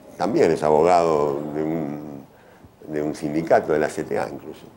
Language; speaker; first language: Spanish; native; Spanish